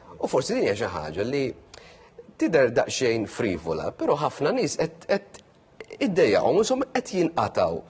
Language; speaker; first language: Maltese; native; Maltese